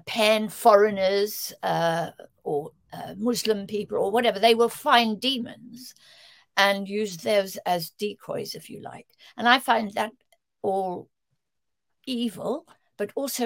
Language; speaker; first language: English; native; English